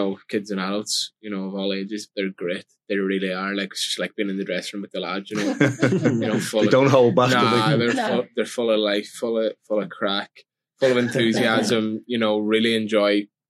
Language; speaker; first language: English; native; English